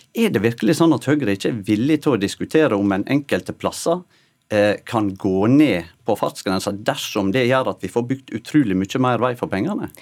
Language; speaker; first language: Norwegian; native; Norwegian